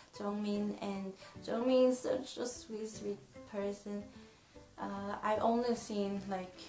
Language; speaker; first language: English; non-native, fluent; Swedish